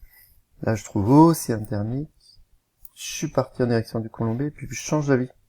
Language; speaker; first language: French; native; French